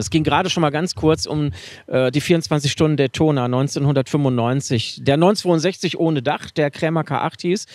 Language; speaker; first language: German; native; German